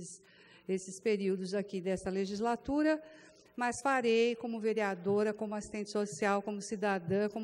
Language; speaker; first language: Portuguese; native; Portuguese